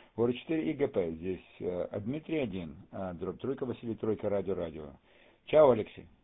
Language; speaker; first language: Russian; native; Russian